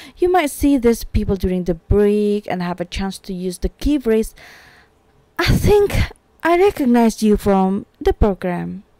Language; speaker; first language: English; non-native, fluent; Indonesian